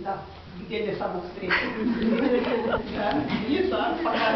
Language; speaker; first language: Russian; non-native, learner; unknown